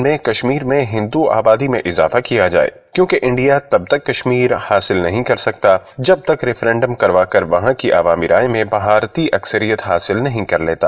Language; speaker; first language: Urdu; native; Urdu